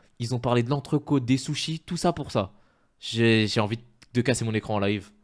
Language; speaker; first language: French; native; French